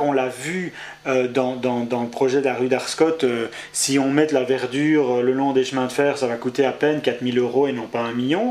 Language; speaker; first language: French; native; French